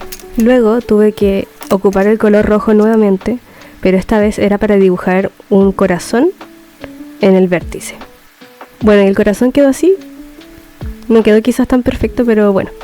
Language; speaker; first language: Spanish; native; Spanish